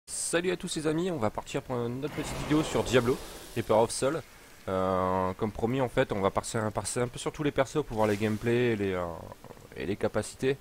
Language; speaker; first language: French; native; French